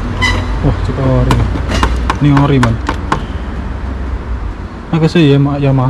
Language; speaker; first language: Chinese; non-native, learner; Indonesian